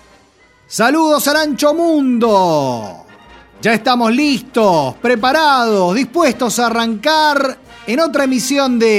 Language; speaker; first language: Spanish; native; Spanish